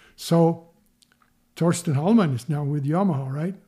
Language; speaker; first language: English; non-native, fluent; Swedish